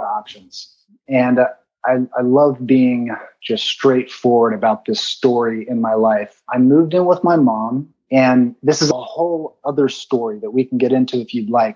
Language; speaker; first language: English; native; English